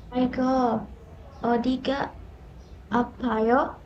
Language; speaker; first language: Korean; non-native, learner; Indonesian